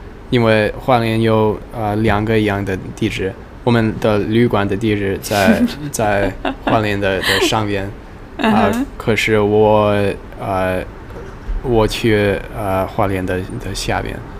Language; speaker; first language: Chinese; non-native, learner; English